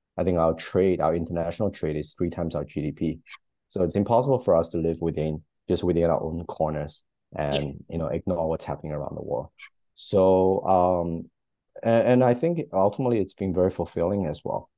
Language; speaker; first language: English; native; English